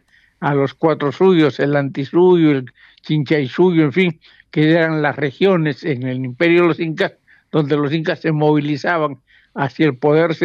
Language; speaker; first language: Spanish; native; Spanish